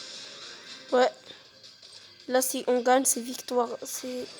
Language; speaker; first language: French; native; French